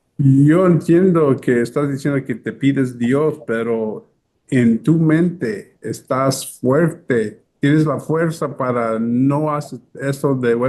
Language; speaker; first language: Spanish; early bilingual, heritage; English